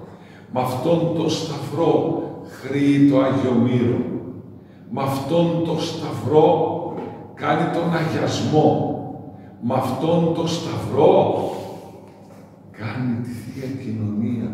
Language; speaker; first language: Greek; native; Greek